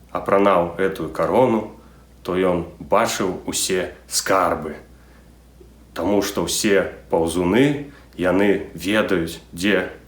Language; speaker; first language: Belarusian; native; Belarusian